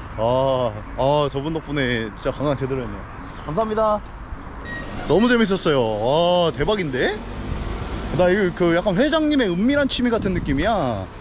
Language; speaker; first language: Korean; native; Korean